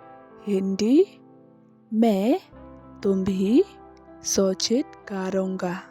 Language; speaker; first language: Hindi; non-native, local second language; Khasi